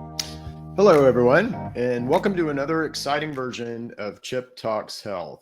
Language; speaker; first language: English; native; English